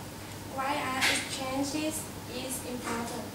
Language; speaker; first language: English; non-native, learner; Vietnamese